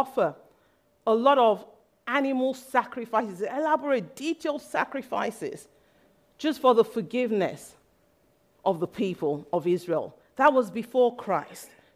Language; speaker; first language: English; non-native, local second language; Yoruba